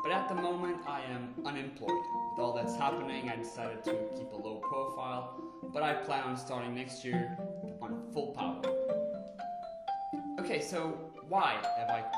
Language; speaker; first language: English; non-native, fluent; Portuguese